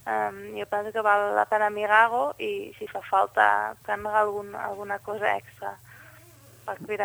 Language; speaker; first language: Catalan; non-native, fluent; Dutch